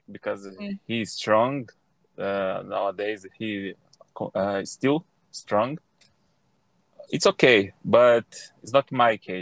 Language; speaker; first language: English; non-native, learner; Portuguese